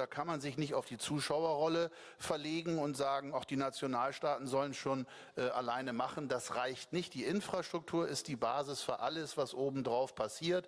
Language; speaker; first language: German; native; German